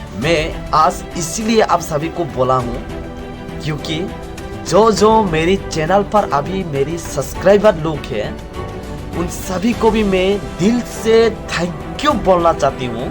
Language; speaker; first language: Hindi; non-native, local second language; Kok Borok